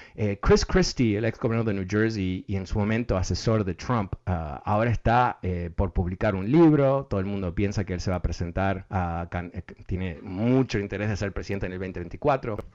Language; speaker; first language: Spanish; early bilingual, heritage; Spanish